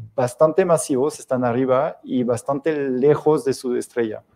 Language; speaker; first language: Spanish; non-native, fluent; French